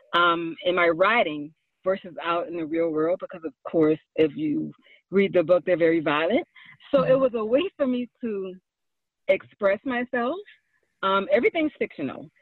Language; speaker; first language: English; native; English